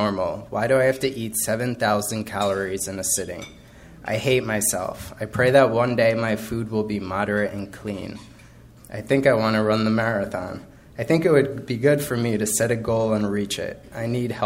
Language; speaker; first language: English; native; English